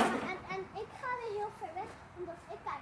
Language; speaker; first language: Dutch; early bilingual, other home language; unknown